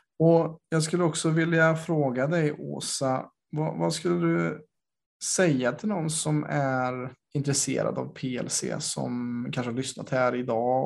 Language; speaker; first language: Swedish; native; Swedish